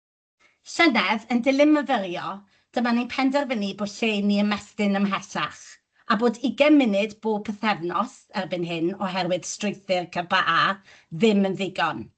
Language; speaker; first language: Welsh; native; Welsh